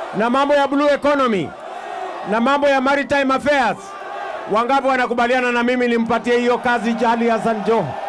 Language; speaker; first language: Swahili; non-native, local second language; Kalenjin